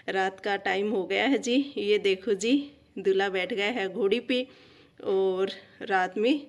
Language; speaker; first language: Hindi; native; Hindi